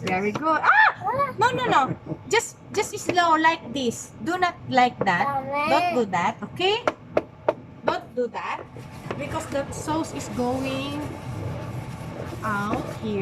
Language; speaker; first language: English; non-native, learner; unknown